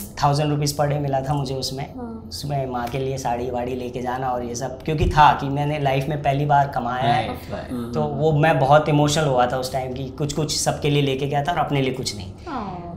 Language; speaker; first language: Hindi; native; Hindi